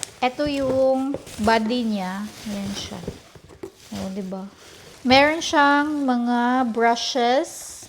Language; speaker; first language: Filipino; non-native, local second language; Cebuano